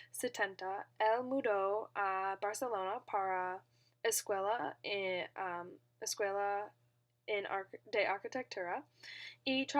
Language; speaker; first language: Spanish; non-native, learner; English